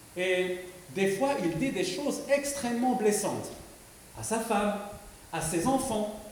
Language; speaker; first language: French; non-native, local second language; Arabic